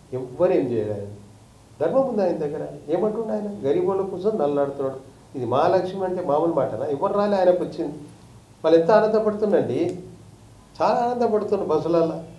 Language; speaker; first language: Telugu; native; Telugu